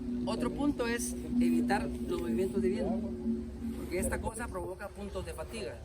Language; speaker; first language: Spanish; native; Spanish